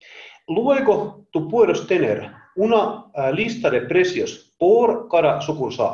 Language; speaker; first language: Spanish; non-native, learner; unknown